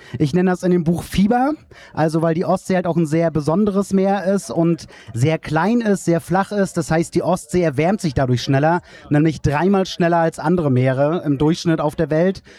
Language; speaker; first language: German; native; German